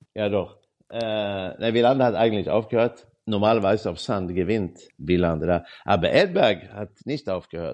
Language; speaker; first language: German; non-native, learner; Swedish